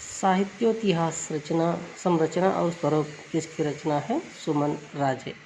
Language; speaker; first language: Hindi; non-native, local second language; Kannada